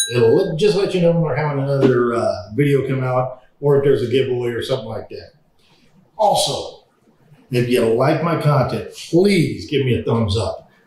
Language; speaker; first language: English; native; English